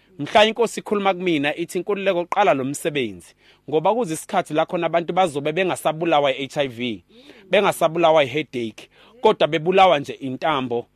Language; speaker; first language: Zulu; native; Zulu